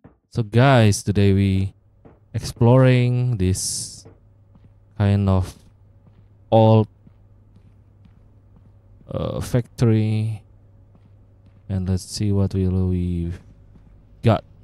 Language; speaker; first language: English; non-native, learner; Indonesian